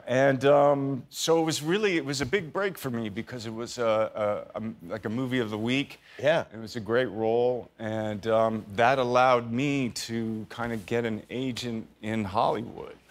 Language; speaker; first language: English; native; English